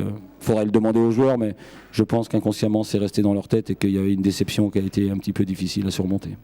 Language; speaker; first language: French; native; French